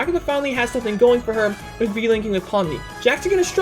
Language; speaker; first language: English; native; English